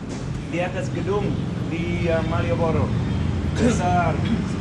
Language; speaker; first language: Indonesian; non-native, learner; English